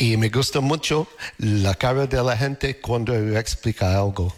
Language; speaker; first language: Spanish; non-native, learner; English